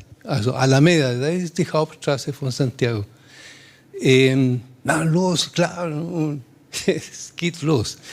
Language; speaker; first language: German; non-native, learner; Spanish